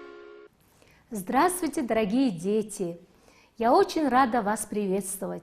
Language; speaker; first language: Russian; non-native, fluent; Mongolian